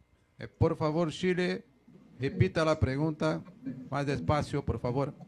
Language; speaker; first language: Spanish; non-native, fluent; Portuguese